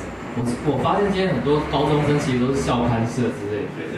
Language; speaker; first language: Chinese; native; Chinese